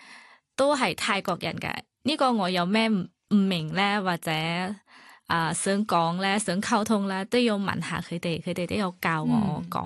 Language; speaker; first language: Cantonese; non-native, fluent; Thai